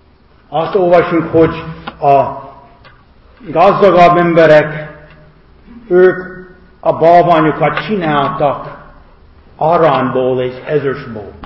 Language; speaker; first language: Hungarian; non-native, learner; English